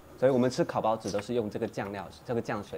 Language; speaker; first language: Chinese; native; Chinese